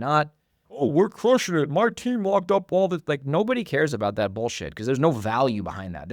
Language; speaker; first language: English; native; English